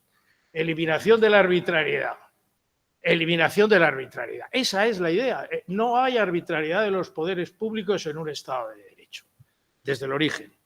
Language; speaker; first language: Spanish; native; Spanish